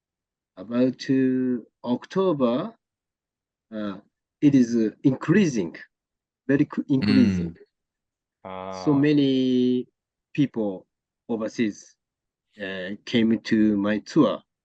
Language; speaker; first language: English; non-native, learner; Japanese